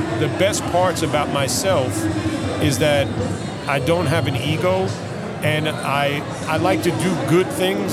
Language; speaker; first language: English; native; English